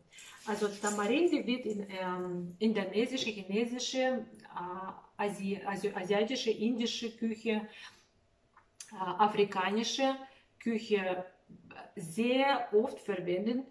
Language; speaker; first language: German; non-native, fluent; Russian